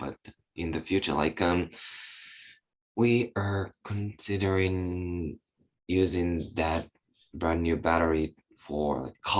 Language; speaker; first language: English; non-native, learner; Japanese